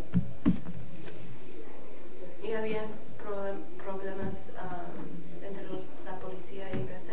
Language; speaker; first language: Spanish; early bilingual, heritage; Spanish